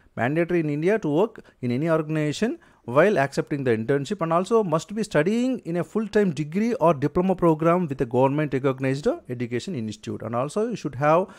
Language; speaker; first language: English; non-native, local second language; Telugu